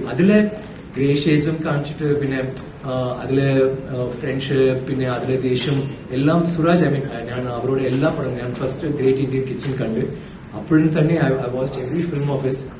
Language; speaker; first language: Malayalam; non-native, learner; Tamil